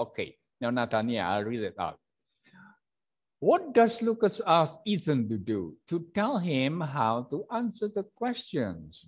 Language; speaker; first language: English; non-native, fluent; Indonesian